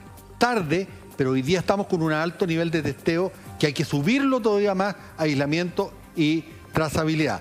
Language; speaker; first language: Spanish; native; Spanish